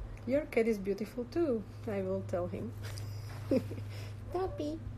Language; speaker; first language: English; non-native, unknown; Slovak